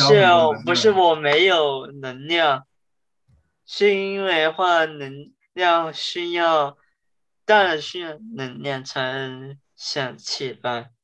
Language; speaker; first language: Chinese; early bilingual, heritage; English